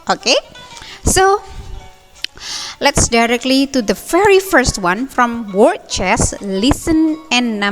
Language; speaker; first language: English; non-native, fluent; Indonesian